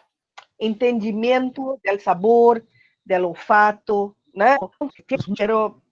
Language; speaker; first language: Spanish; non-native, learner; Portuguese